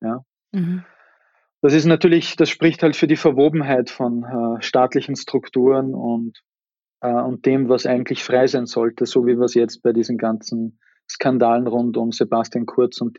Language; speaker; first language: German; native; German